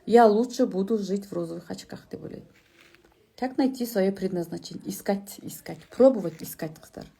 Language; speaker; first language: Russian; non-native, local second language; Kazakh